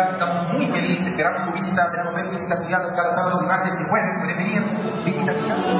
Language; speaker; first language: Spanish; non-native, fluent; Arabic